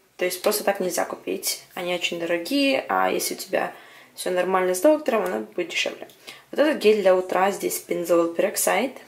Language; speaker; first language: Russian; early bilingual, heritage; Russian